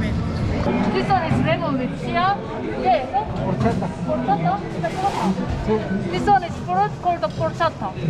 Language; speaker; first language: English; non-native, learner; Korean